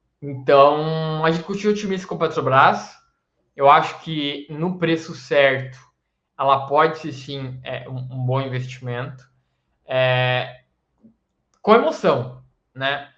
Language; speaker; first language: Portuguese; native; Portuguese